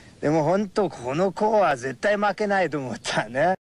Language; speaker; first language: Japanese; non-native, learner; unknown